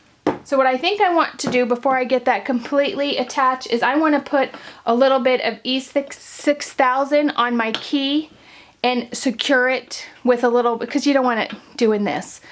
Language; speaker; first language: English; native; English